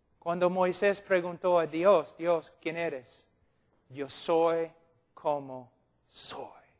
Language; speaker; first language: Spanish; non-native, fluent; English